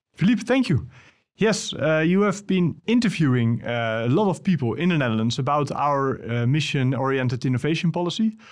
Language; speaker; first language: English; non-native, fluent; Dutch